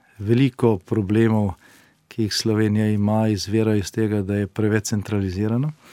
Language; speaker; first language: Slovenian; native; Slovenian